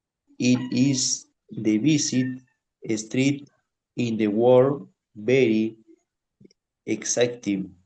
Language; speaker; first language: English; non-native, learner; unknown